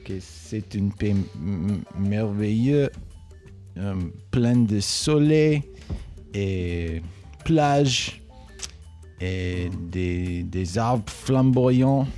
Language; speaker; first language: French; non-native, learner; English